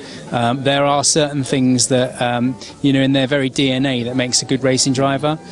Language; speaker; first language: English; native; English